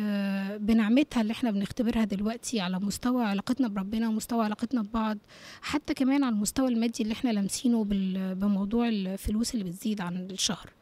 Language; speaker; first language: Arabic; native; Arabic